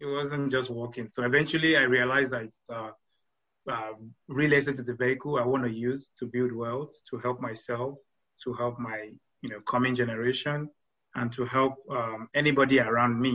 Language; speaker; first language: English; non-native, local second language; Yoruba